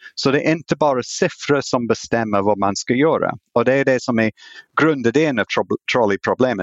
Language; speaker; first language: Swedish; non-native, fluent; English